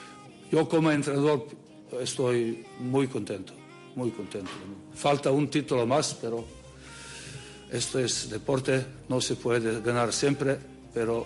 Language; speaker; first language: Spanish; non-native, learner; Serbian